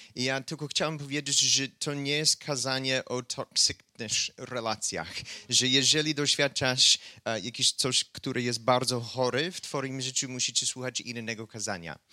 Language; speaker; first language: Polish; non-native, fluent; English